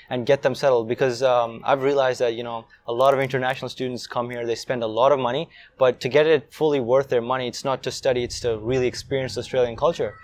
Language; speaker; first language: English; non-native, fluent; Urdu